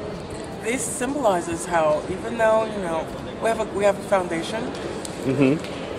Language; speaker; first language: English; native; English